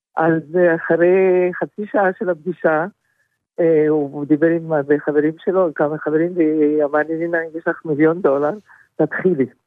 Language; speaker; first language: Hebrew; non-native, fluent; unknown